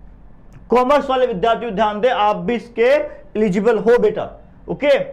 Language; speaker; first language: Hindi; native; Hindi